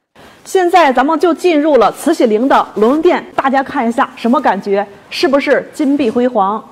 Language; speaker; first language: Chinese; native; Chinese